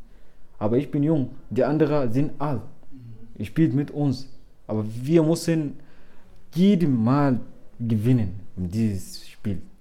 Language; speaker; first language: German; non-native, learner; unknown